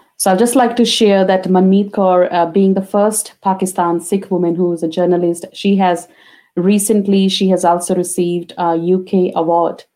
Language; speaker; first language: English; non-native, local second language; Punjabi